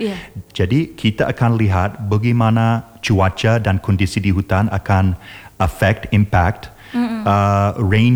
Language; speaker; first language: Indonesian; non-native, learner; English